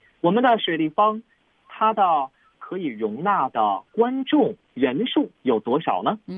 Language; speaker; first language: Chinese; native; Chinese